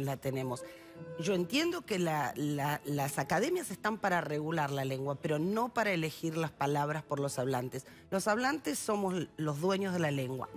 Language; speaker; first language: Spanish; native; Spanish